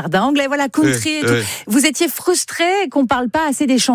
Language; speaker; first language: French; native; French